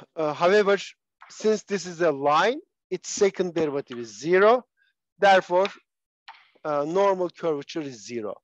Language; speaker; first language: English; non-native, fluent; Turkish